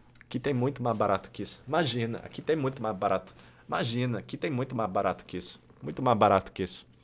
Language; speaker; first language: Portuguese; non-native, fluent; English